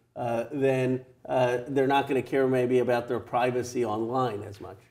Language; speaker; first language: English; native; English